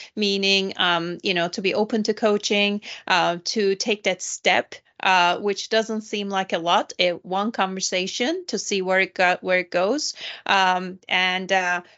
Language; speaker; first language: English; non-native, fluent; Turkish